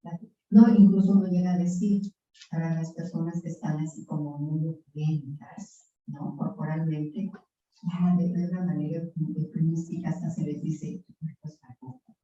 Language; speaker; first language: Spanish; native; Spanish